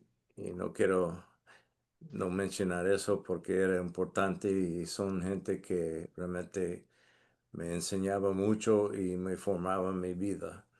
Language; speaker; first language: Spanish; non-native, fluent; English